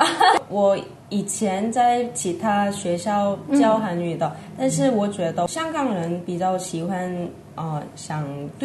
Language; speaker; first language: Chinese; non-native, fluent; Korean